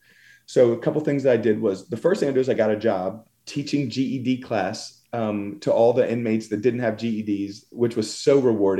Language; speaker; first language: English; native; English